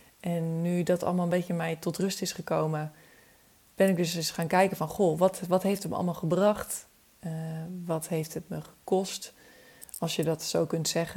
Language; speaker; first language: Dutch; native; Dutch